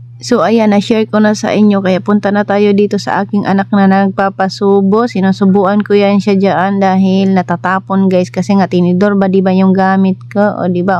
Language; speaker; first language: Filipino; non-native, local second language; Waray